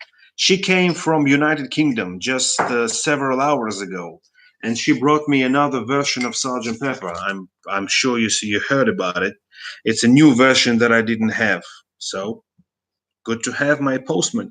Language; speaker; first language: English; non-native, fluent; Russian